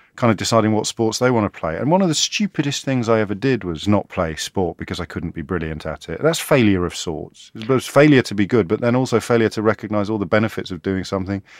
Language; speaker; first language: English; native; English